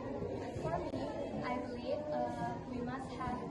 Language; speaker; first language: English; non-native, learner; Indonesian